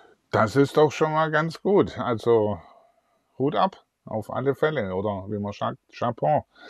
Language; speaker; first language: German; native; German